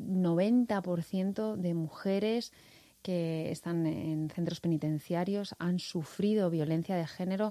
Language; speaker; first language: Spanish; native; Spanish